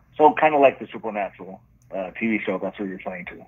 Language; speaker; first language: English; native; English